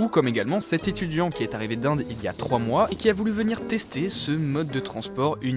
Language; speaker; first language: French; native; French